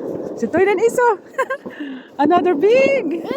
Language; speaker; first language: Finnish; non-native, learner; Filipino